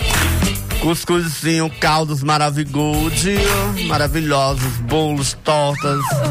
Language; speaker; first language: Portuguese; native; Portuguese